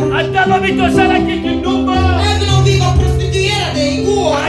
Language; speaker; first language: Swedish; non-native, learner; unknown